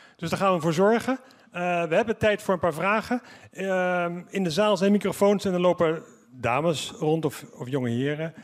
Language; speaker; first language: Dutch; native; Dutch